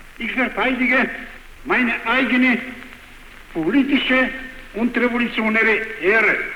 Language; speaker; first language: German; non-native, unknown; Bulgarian